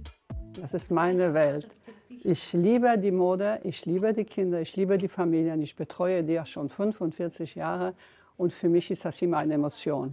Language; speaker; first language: German; non-native, fluent; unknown